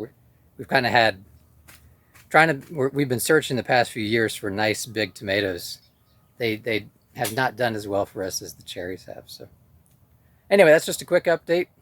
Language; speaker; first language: English; native; English